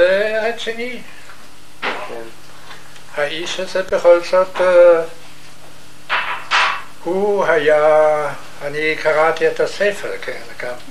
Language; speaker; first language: Hebrew; non-native, fluent; German